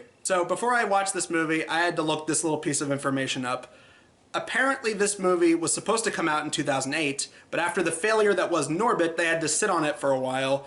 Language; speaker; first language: English; native; English